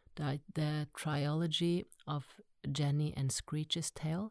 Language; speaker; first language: English; non-native, fluent; Norwegian